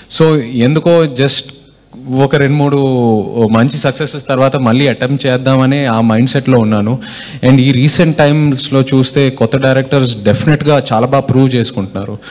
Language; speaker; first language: Telugu; native; Telugu